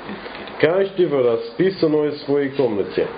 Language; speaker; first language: Russian; non-native, fluent; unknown